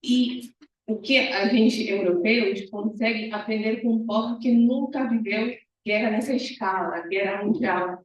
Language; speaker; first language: Portuguese; non-native, fluent; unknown